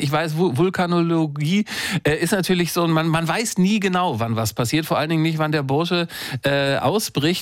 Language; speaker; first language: German; native; German